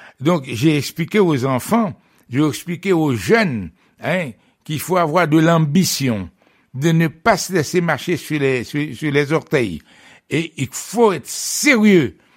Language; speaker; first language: French; non-native, local second language; Haitian Creole